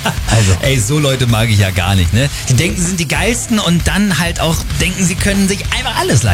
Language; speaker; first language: German; native; German